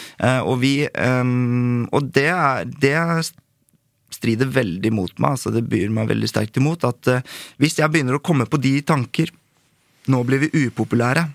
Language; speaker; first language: Norwegian; early bilingual, other home language; Korean